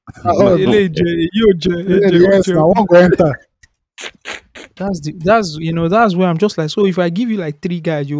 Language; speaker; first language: English; non-native, local second language; Yoruba